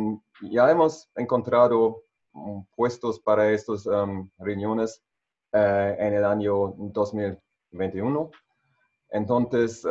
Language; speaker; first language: Spanish; non-native, fluent; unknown